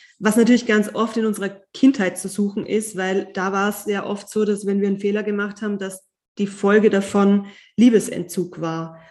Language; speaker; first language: German; native; German